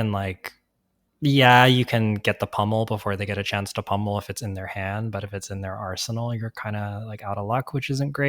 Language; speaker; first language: English; native; English